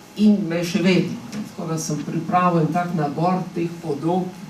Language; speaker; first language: Slovenian; native; Slovenian